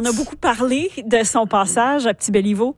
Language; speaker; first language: French; native; French